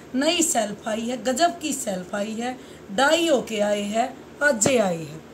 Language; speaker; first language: Hindi; non-native, local second language; Haryanvi